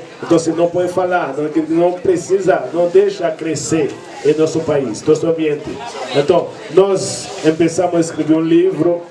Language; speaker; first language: Portuguese; non-native, learner; Haitian Creole